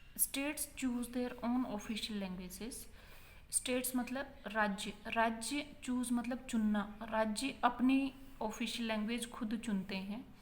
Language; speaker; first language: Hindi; native; Hindi